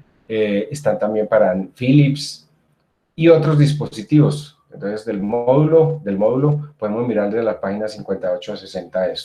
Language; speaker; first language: Spanish; native; Spanish